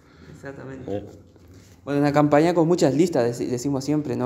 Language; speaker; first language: Spanish; native; Spanish